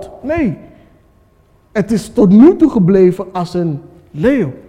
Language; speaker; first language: Dutch; non-native, fluent; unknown